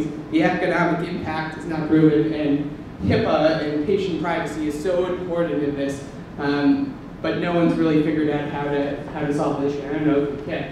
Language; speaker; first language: English; native; English